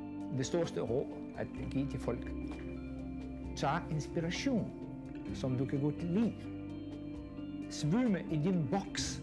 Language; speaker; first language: Danish; non-native, fluent; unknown